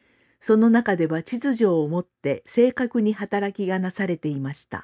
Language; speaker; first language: Japanese; non-native, fluent; Korean